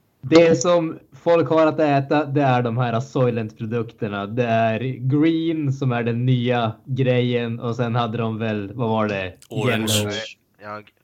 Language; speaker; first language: Swedish; native; Swedish